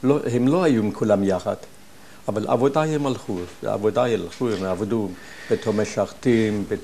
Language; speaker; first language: Hebrew; non-native, fluent; German